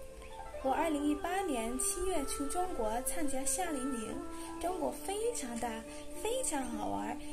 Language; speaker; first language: Chinese; non-native, learner; English